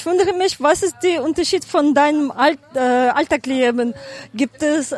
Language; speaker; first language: German; non-native, fluent; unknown